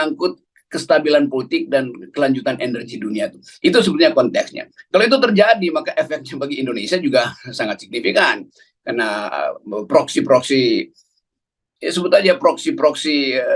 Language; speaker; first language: Indonesian; native; Indonesian